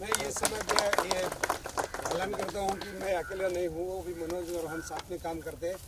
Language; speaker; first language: Hindi; non-native, local second language; Marathi